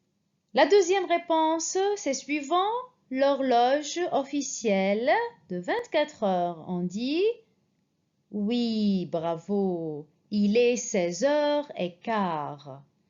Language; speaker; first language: French; non-native, fluent; Arabic